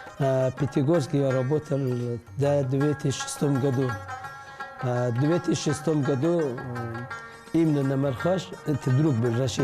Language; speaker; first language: Russian; non-native, learner; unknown